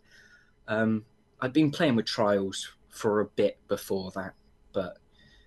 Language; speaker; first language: English; native; English